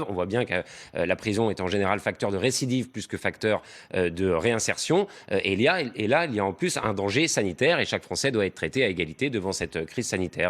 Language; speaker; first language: French; native; French